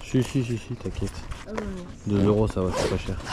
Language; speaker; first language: French; native; French